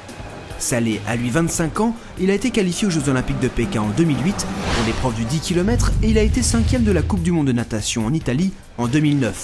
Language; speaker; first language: French; native; French